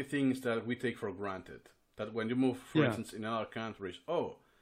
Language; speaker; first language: English; non-native, fluent; Spanish